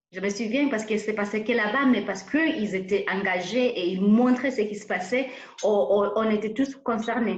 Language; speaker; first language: French; non-native, fluent; English